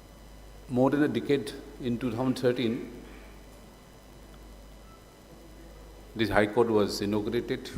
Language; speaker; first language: English; non-native, local second language; Manipuri